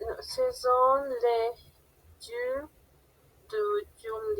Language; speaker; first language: French; non-native, learner; Spanish